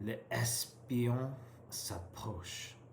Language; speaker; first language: French; non-native, learner; English